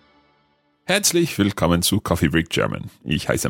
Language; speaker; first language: German; non-native, learner; English